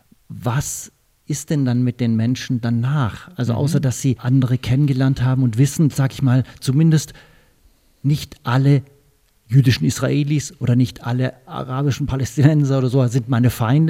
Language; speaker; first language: German; native; German